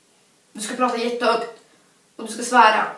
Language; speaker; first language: Swedish; early bilingual, other home language; Arabic